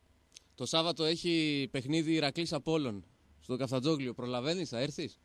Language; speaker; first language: Greek; native; Greek